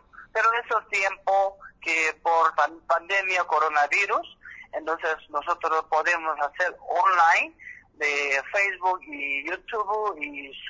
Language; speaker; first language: Spanish; non-native, learner; Korean